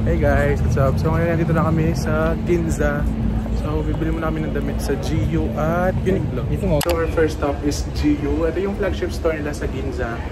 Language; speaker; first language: Filipino; native; Filipino